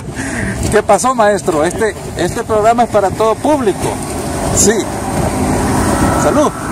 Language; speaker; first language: Spanish; native; Spanish